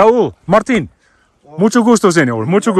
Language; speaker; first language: Spanish; non-native, learner; Dutch